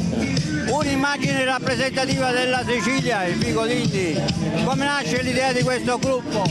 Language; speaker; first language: Italian; native; Italian